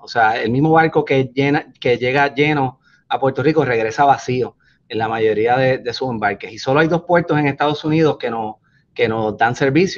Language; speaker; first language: Spanish; native; Spanish